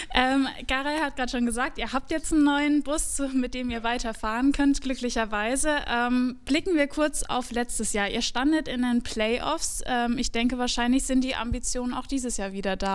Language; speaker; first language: German; native; German